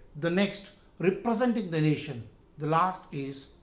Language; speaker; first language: English; non-native, local second language; Kannada